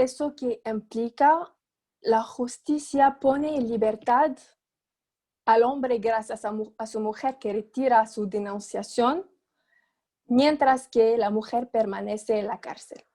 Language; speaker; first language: Spanish; non-native, fluent; Arabic